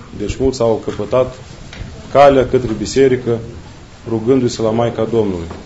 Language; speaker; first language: Romanian; native; Romanian